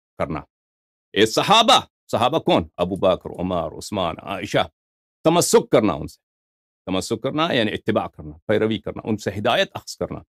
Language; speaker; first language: Urdu; native; Urdu